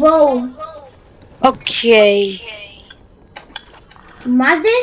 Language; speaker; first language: Hebrew; native; Hebrew